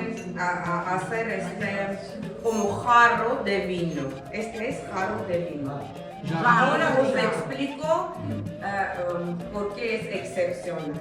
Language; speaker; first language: Spanish; non-native, fluent; Armenian